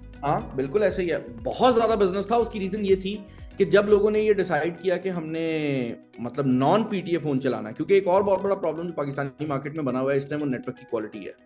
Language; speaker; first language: Urdu; non-native, local second language; Punjabi